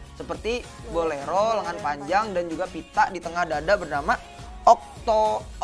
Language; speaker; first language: Indonesian; native; Indonesian